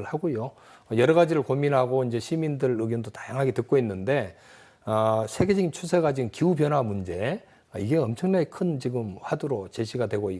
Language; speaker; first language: Korean; native; Korean